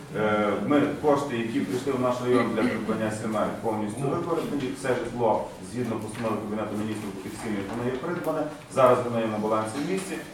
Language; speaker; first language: Ukrainian; native; Ukrainian